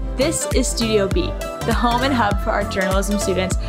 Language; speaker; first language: English; native; English